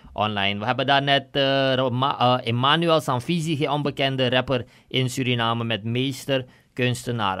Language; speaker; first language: Dutch; native; Dutch